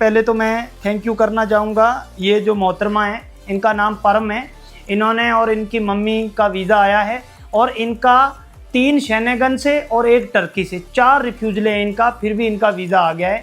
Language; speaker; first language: Hindi; native; Hindi